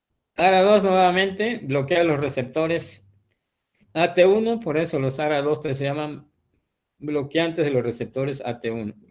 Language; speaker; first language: Spanish; native; Spanish